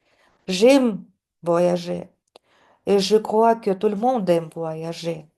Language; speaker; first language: French; non-native, fluent; Russian